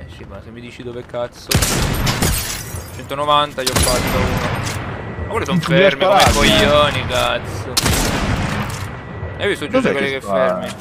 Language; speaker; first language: Italian; native; Italian